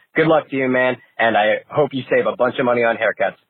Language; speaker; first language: English; native; English